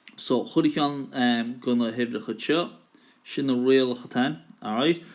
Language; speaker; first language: Irish; native; Irish